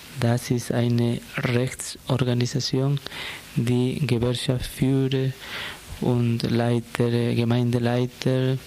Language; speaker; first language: German; non-native, fluent; Spanish